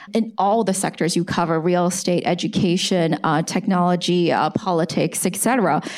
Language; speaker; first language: English; native; English